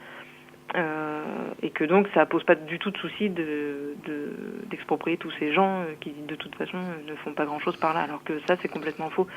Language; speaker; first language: French; native; French